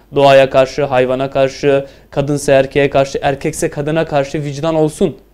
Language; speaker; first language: Turkish; native; Turkish